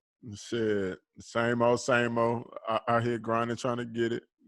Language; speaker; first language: English; native; English